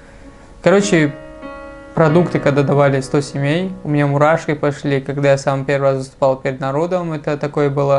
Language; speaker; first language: Russian; non-native, local second language; Tajik